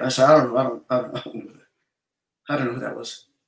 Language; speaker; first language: English; early bilingual, other home language; Spanish